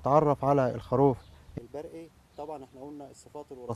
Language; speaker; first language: Arabic; native; Arabic